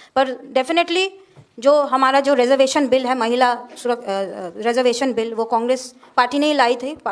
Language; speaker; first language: Hindi; non-native, local second language; Bangla